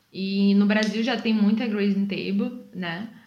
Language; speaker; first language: Portuguese; native; Portuguese